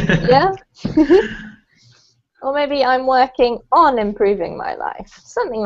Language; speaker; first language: English; native; English